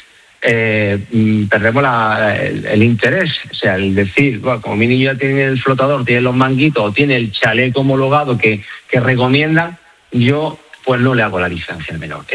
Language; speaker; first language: Spanish; native; Spanish